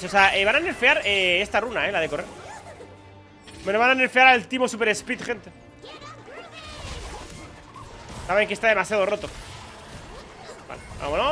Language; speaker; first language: Spanish; native; Spanish